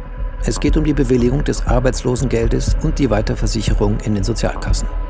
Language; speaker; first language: German; native; German